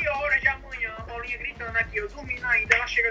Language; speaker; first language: Portuguese; native; Portuguese